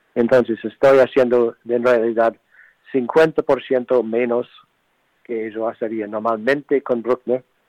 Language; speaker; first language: Spanish; non-native, fluent; English